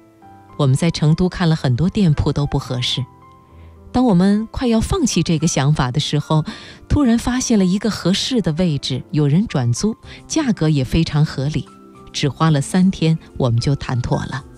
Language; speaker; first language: Chinese; native; Chinese